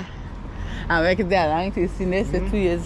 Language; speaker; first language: English; non-native, learner; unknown